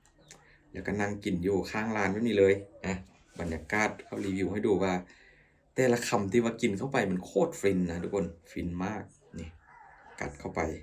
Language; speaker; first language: Thai; non-native, local second language; Northeastern Thai